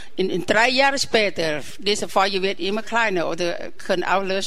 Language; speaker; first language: German; non-native, learner; Thai